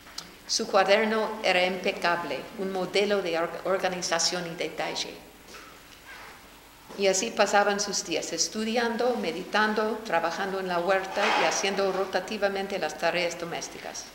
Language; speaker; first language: Spanish; non-native, fluent; English